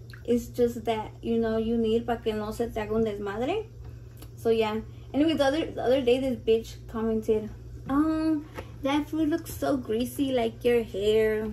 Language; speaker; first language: English; early bilingual, other home language; Spanish